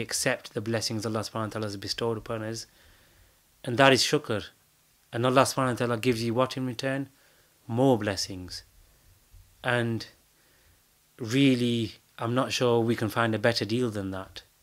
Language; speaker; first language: English; native; English